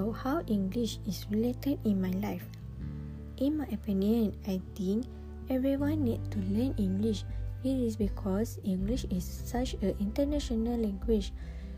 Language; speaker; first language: English; non-native, local second language; Malay